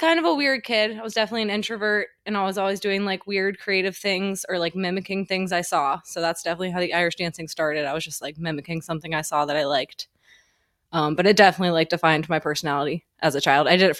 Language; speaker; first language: English; native; English